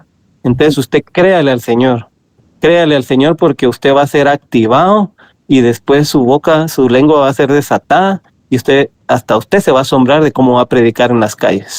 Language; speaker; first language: Spanish; native; Spanish